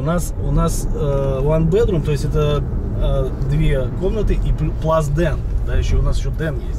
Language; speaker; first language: Russian; native; Russian